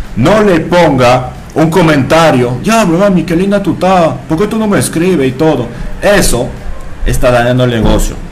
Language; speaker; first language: Spanish; non-native, fluent; French